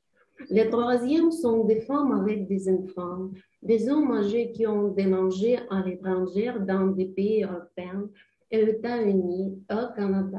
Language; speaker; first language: French; non-native, learner; Ukrainian